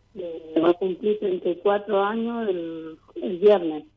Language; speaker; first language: Spanish; native; Spanish